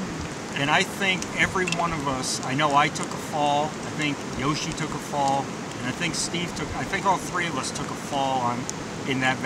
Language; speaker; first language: English; native; English